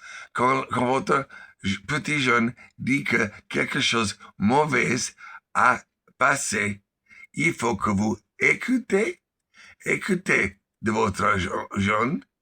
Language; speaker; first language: French; non-native, learner; English